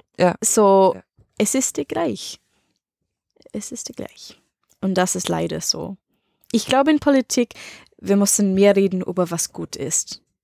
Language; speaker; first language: German; non-native, learner; English